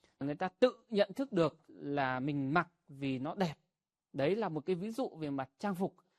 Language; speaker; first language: Vietnamese; non-native, local second language; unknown